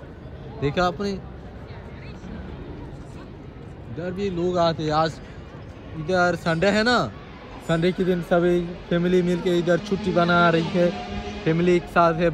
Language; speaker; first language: Hindi; non-native, learner; Bangla